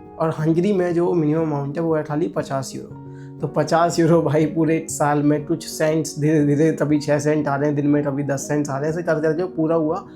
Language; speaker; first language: Hindi; native; Hindi